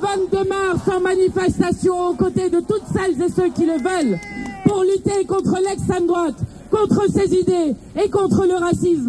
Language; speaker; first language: French; native; French